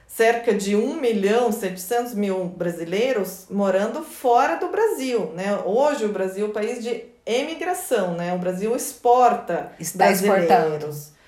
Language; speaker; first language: Portuguese; non-native, fluent; Russian